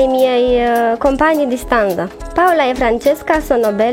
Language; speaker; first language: Italian; non-native, learner; Romanian